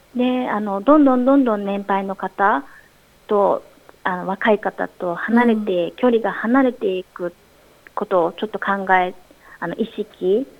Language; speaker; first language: Japanese; native; Japanese